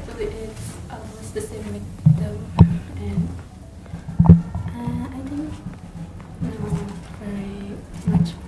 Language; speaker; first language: English; non-native, learner; Indonesian